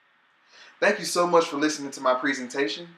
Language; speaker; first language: English; native; English